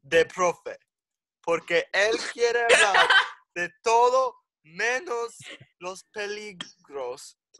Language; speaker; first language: Spanish; non-native, learner; English